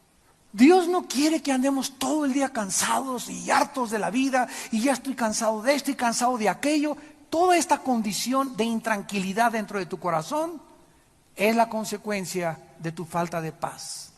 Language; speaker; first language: Spanish; native; Spanish